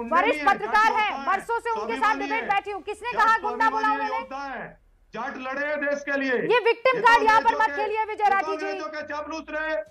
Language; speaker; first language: Hindi; native; Hindi